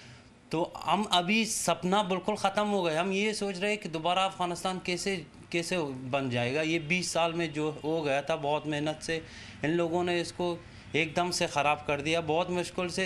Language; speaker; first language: Hindi; non-native, fluent; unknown